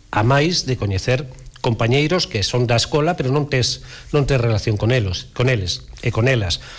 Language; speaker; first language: Galician; non-native, local second language; Spanish